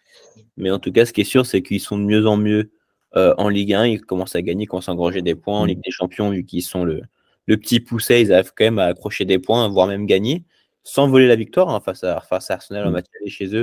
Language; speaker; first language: French; native; French